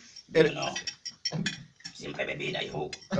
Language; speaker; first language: Spanish; non-native, learner; Haitian Creole